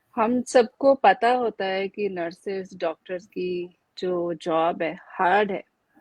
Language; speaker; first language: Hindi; non-native, local second language; Punjabi